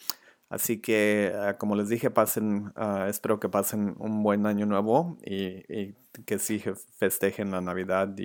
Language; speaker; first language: Spanish; early bilingual, other home language; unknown